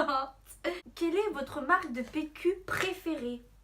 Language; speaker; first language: French; native; French